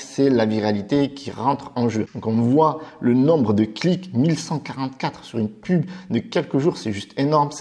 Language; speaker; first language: French; native; French